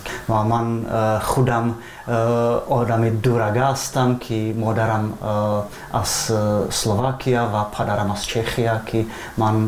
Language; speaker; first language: Tajik; non-native, fluent; Czech